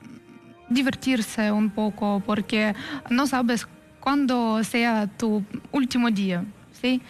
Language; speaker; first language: Spanish; non-native, fluent; Ukrainian